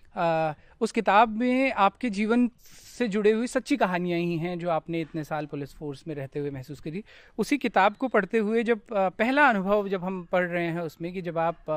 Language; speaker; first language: Hindi; native; Hindi